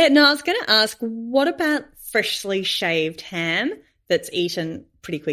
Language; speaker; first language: English; native; English